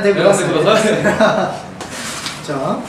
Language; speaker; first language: Japanese; non-native, learner; Korean